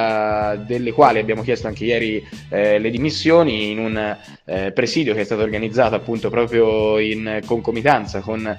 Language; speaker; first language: Italian; native; Italian